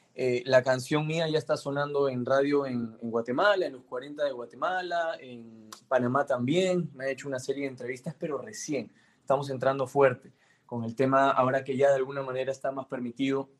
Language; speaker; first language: Spanish; native; Spanish